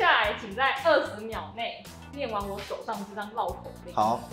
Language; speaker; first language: Chinese; native; Chinese